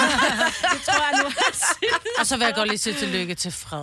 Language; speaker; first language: Danish; native; Danish